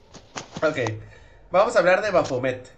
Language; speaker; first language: Spanish; native; Spanish